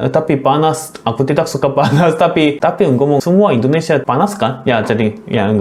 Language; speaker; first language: Indonesian; non-native, learner; Korean